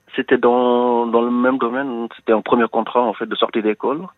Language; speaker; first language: French; non-native, local second language; Wolof